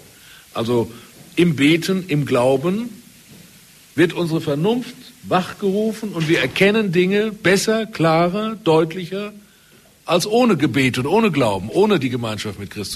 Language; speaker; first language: German; native; German